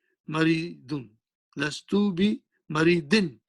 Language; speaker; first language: Arabic; non-native, fluent; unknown